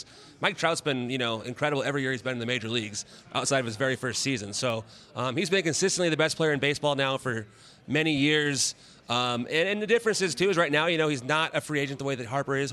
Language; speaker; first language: English; native; English